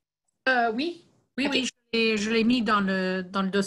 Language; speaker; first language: French; non-native, fluent; English